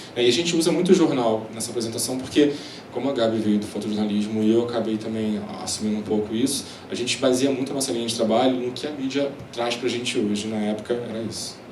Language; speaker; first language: Portuguese; native; Portuguese